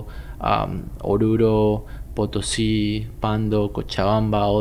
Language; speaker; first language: English; non-native, fluent; Spanish